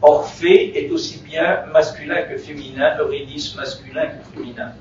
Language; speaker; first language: French; native; French